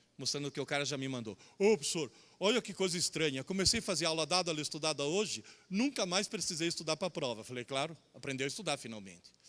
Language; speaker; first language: Portuguese; early bilingual, other home language; Italian